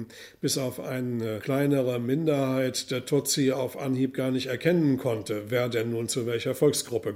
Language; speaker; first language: German; native; German